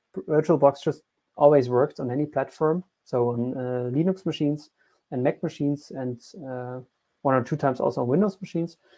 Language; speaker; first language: English; non-native, fluent; German